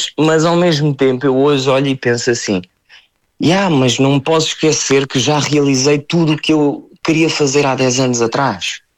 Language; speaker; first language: Portuguese; early bilingual, heritage; French